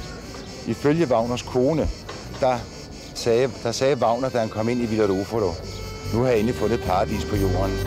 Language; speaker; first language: Danish; native; Danish